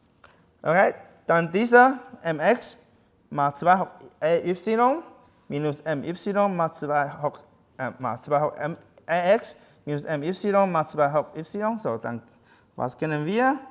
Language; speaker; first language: German; non-native, fluent; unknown